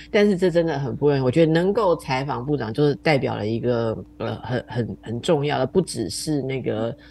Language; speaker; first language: Chinese; native; Chinese